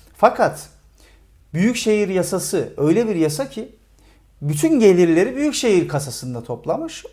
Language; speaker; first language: Turkish; native; Turkish